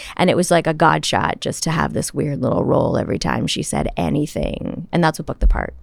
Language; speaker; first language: English; native; English